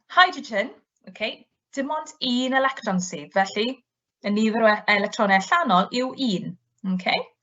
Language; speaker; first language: Welsh; native; Welsh